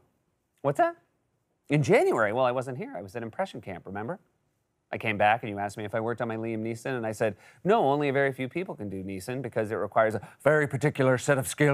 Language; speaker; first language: English; native; English